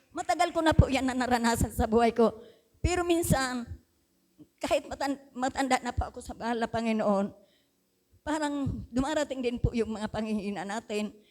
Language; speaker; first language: Filipino; non-native, local second language; Bikol